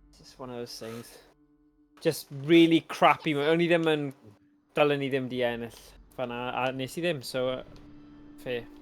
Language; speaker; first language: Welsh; native; Welsh